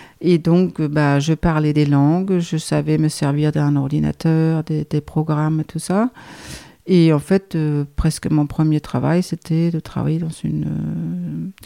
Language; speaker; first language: French; non-native, fluent; Danish